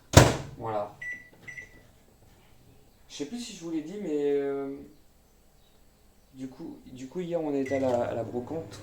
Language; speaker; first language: French; native; French